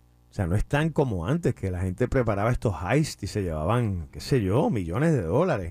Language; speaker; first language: Spanish; early bilingual, heritage; Spanish